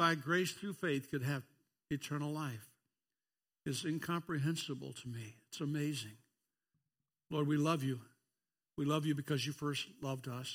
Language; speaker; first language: English; native; English